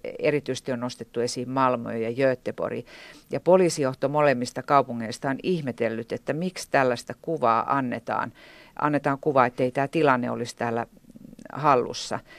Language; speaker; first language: Finnish; native; Finnish